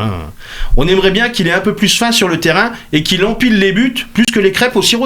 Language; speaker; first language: French; native; French